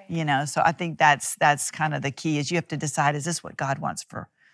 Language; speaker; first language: English; native; English